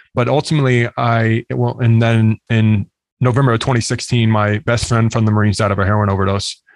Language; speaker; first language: English; native; English